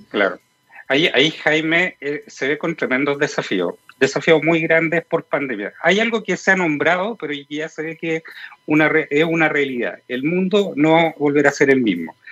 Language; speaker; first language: Spanish; native; Spanish